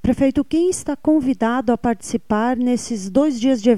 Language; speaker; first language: Portuguese; native; Portuguese